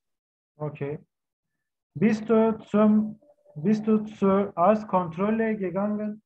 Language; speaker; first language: German; non-native, fluent; Turkish